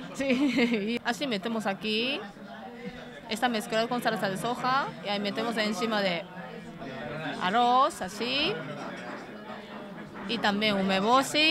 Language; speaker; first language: Spanish; non-native, learner; Japanese